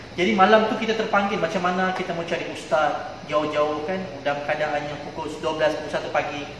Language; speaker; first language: Malay; native; Malay